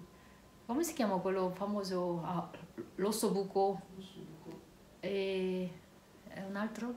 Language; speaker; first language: Italian; non-native, learner; Korean